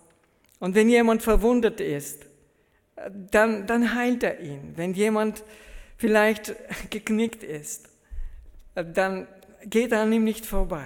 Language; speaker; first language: German; early bilingual, heritage; German